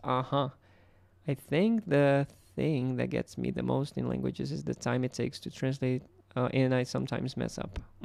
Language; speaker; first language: English; non-native, fluent; Portuguese